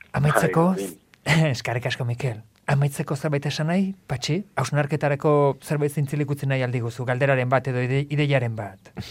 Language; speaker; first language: Basque; native; Basque